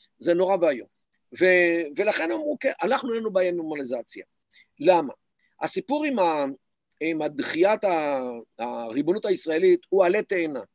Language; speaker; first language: Hebrew; native; Hebrew